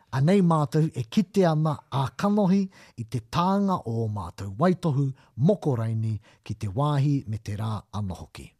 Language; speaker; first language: Māori; non-native, local second language; English